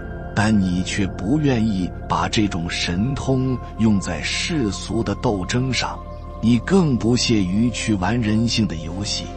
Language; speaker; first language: Chinese; native; Chinese